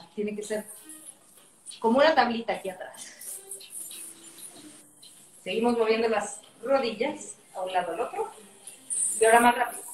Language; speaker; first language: Spanish; native; Spanish